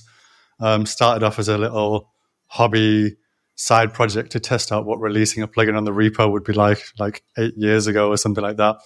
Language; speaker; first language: English; native; English